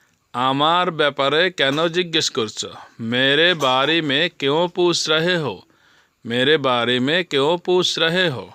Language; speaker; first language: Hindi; non-native, learner; Bangla